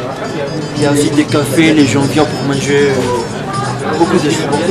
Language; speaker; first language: French; non-native, fluent; Spanish